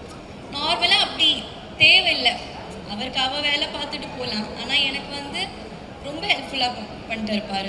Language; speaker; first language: Tamil; non-native, fluent; Malayalam